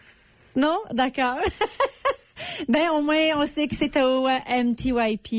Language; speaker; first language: French; native; French